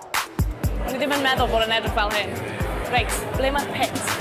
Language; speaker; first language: Welsh; native; Welsh